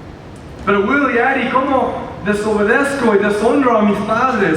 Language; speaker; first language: Spanish; early bilingual, heritage; Spanish